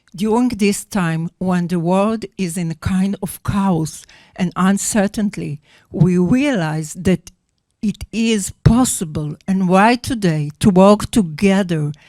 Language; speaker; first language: English; non-native, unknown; Hebrew